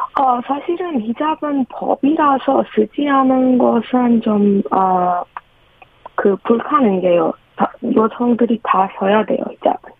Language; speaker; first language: Korean; non-native, fluent; Persian